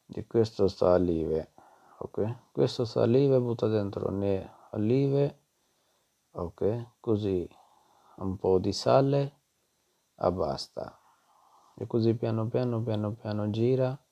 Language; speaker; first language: Italian; non-native, learner; Punjabi